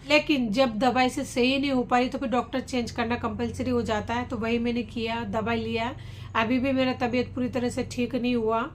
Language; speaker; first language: Hindi; non-native, local second language; Bangla